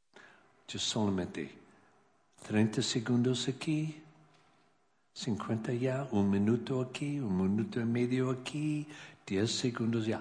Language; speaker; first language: Spanish; non-native, learner; English